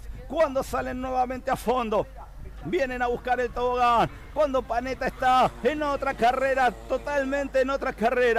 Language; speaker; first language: Spanish; native; Spanish